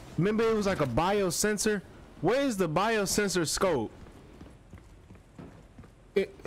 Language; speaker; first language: English; native; English